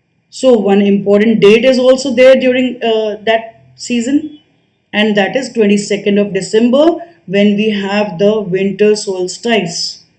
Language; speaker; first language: English; non-native, local second language; Hindi